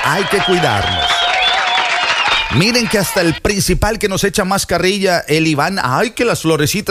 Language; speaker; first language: Spanish; native; Spanish